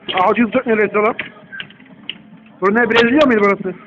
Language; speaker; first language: Turkish; native; Turkish